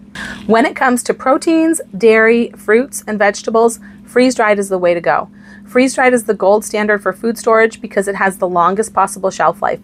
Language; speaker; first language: English; native; English